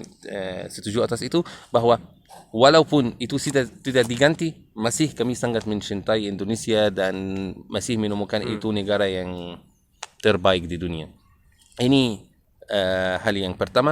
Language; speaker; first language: Indonesian; non-native, learner; Arabic